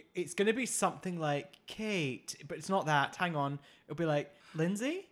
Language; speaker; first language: English; native; English